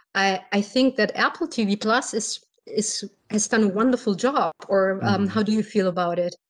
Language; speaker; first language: English; non-native, fluent; German